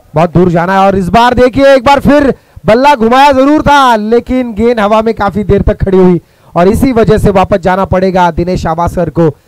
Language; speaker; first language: Hindi; non-native, local second language; Marathi